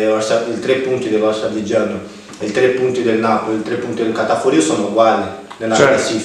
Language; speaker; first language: Italian; non-native, fluent; Portuguese